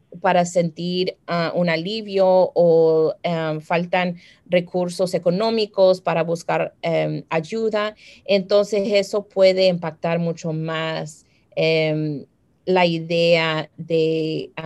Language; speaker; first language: Spanish; early bilingual, heritage; Spanish